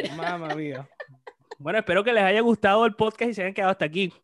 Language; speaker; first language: Spanish; native; Spanish